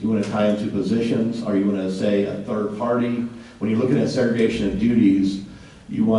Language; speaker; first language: English; native; English